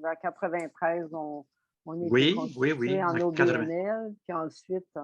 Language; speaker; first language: French; native; French